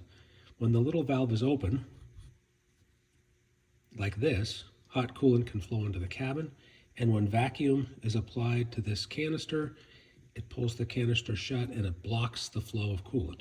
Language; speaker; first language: English; native; English